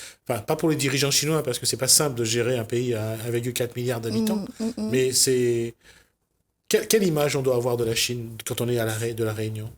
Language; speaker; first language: French; native; French